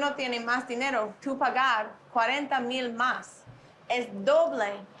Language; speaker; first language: Spanish; non-native, learner; English